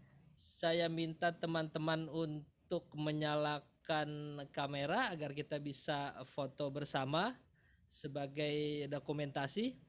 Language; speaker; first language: Indonesian; native; Indonesian